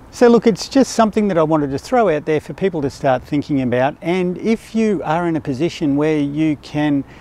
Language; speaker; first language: English; native; English